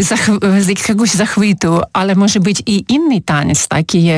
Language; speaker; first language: Polish; non-native, fluent; Ukrainian